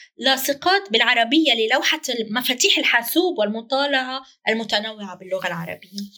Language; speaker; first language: Arabic; native; Arabic